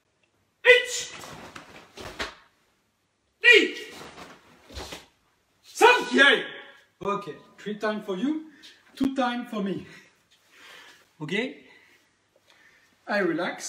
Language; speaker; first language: English; non-native, learner; French